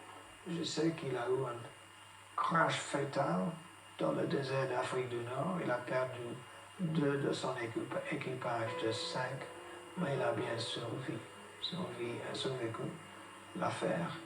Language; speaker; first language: French; non-native, fluent; English